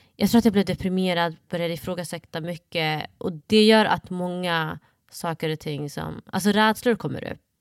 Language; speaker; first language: Swedish; early bilingual, other home language; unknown